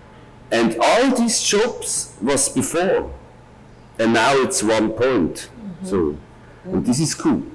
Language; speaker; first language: English; non-native, learner; German